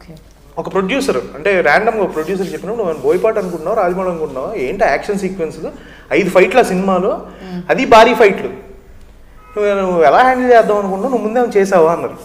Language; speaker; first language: Telugu; native; Telugu